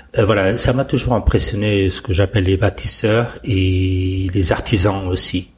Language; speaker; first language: French; non-native, fluent; Portuguese